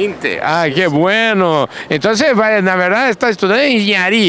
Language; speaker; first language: Spanish; non-native, learner; Portuguese